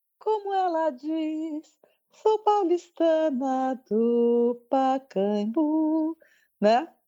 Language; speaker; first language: Portuguese; early bilingual, other home language; French